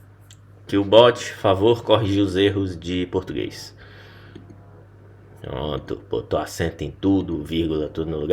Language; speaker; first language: Portuguese; native; Portuguese